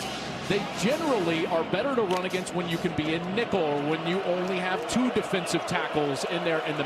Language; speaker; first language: English; native; English